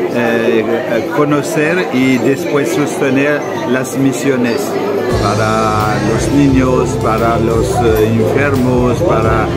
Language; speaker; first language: Spanish; non-native, learner; French